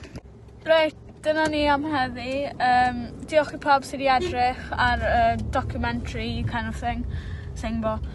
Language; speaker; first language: Welsh; native; Welsh